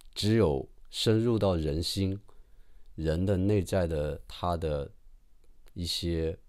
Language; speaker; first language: Chinese; native; Chinese